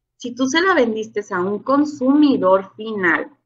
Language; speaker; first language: Spanish; native; Spanish